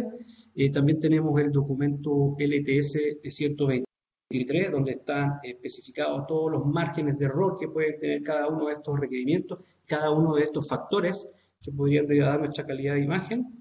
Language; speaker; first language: Spanish; native; Spanish